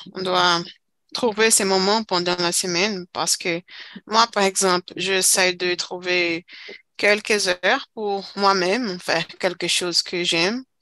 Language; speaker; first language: French; non-native, fluent; Portuguese